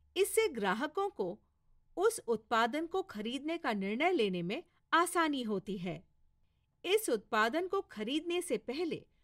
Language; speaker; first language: Hindi; non-native, local second language; Marathi